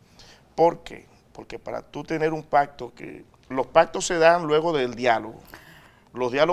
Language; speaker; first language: Spanish; native; Spanish